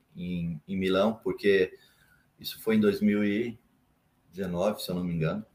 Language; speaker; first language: Portuguese; native; Portuguese